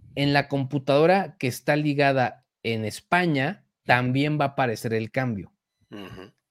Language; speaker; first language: Spanish; native; Spanish